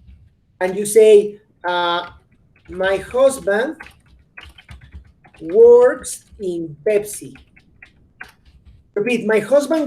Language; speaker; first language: English; non-native, fluent; Spanish